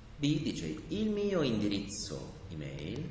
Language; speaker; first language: Italian; native; Italian